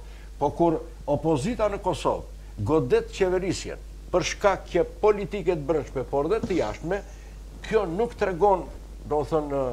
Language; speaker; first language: Albanian; native; Albanian